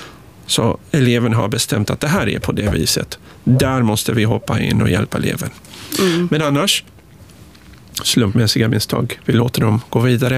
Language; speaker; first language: Swedish; non-native, fluent; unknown